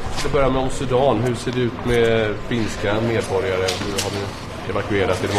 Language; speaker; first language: Swedish; native; Swedish